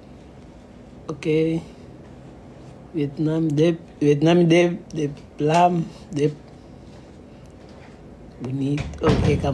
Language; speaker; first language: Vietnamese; non-native, learner; Portuguese